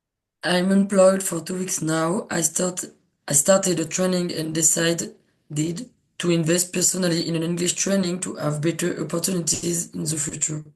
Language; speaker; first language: English; non-native, learner; French